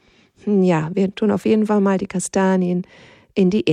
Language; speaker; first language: German; native; German